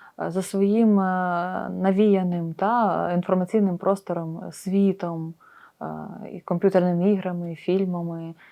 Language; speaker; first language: Ukrainian; native; Ukrainian